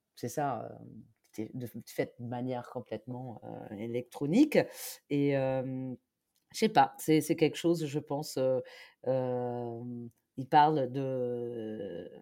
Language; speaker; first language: French; non-native, fluent; German